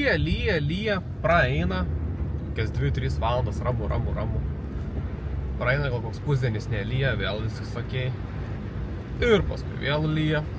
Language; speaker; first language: Lithuanian; native; Lithuanian